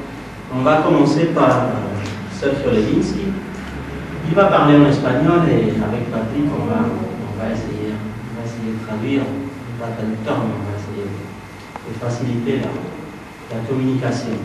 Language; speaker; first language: French; non-native, fluent; Spanish